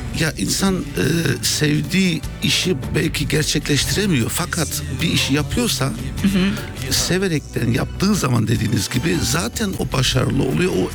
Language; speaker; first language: Turkish; early bilingual, heritage; German